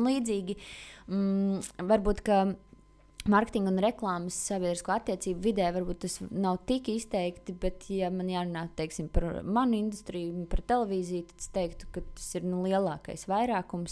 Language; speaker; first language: Latvian; native; Latvian